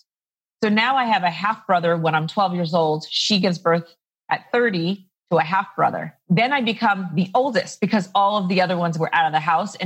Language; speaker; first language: English; native; English